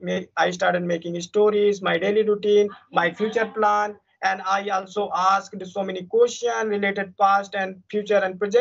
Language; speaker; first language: English; non-native, fluent; Hindi